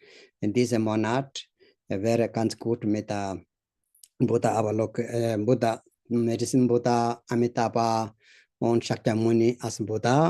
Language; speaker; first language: German; non-native, learner; Tibetan